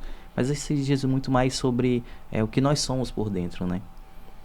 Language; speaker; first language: Portuguese; native; Portuguese